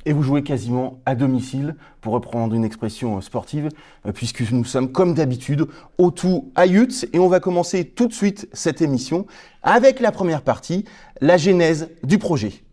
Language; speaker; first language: French; native; French